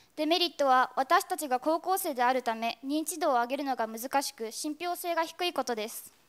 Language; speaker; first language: Japanese; native; Japanese